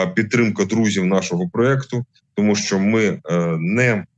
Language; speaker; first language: Ukrainian; native; Ukrainian